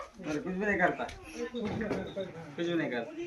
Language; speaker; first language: Hindi; non-native, local second language; Marathi